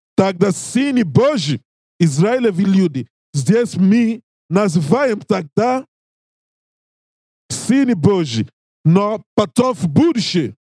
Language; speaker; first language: Russian; non-native, learner; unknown